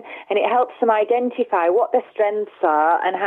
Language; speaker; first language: English; native; English